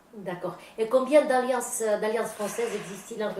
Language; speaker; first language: French; non-native, fluent; Russian